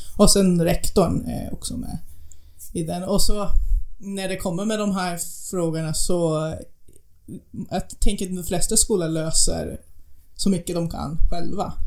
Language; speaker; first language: Swedish; non-native, fluent; English